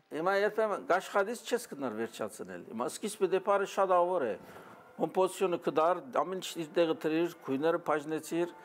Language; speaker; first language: Armenian; early bilingual, heritage; Armenian